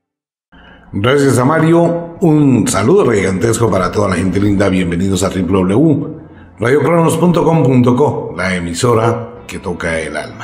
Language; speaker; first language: Spanish; native; Spanish